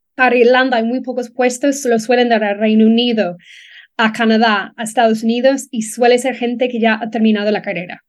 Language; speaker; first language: Spanish; non-native, fluent; English